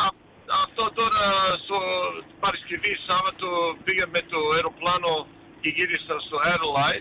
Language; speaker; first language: Greek; early bilingual, heritage; Greek